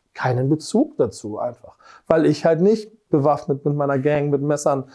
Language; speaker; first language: German; native; German